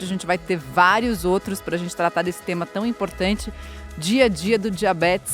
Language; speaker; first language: Portuguese; native; Portuguese